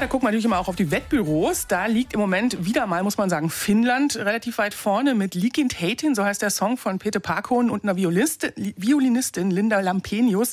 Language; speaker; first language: German; native; German